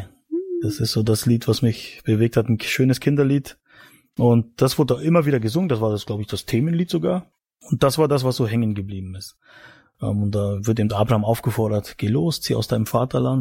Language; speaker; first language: German; native; German